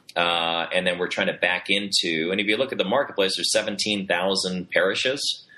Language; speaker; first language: English; native; English